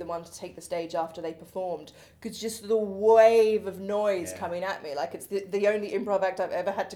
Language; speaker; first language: English; native; English